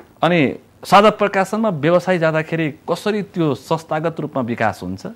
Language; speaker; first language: Nepali; native; Nepali